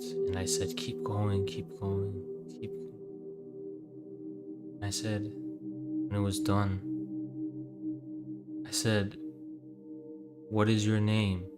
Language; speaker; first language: English; native; English